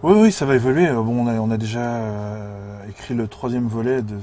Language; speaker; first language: French; native; French